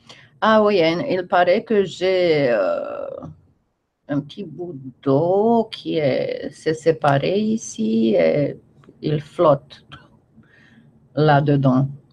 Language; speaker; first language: French; non-native, fluent; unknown